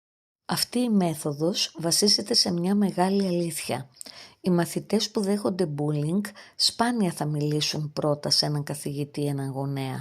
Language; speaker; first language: Greek; native; Greek